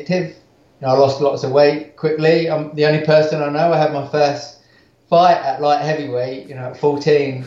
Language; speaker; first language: English; native; English